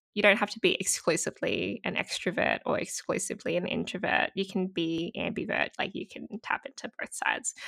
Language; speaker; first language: English; native; English